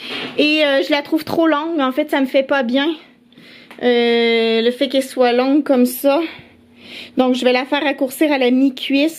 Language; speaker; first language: French; native; French